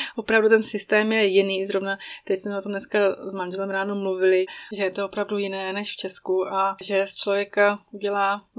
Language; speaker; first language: Czech; native; Czech